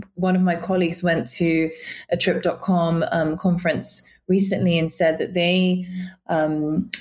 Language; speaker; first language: English; native; English